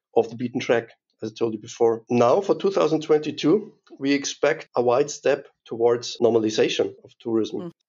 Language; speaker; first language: English; non-native, fluent; German